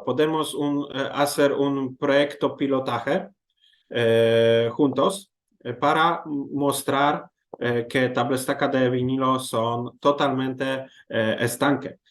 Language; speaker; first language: Spanish; non-native, learner; Polish